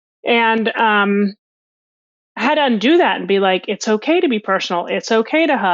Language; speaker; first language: English; native; English